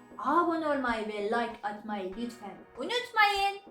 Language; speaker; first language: Turkish; non-native, fluent; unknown